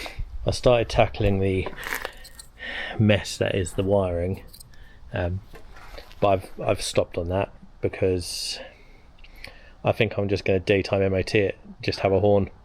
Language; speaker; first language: English; native; English